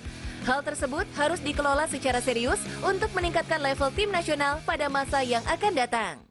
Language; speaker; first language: Indonesian; native; Indonesian